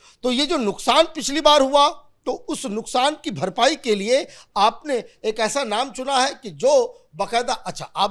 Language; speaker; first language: Hindi; native; Hindi